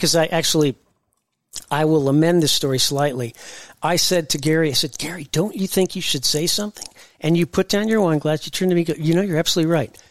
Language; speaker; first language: English; native; English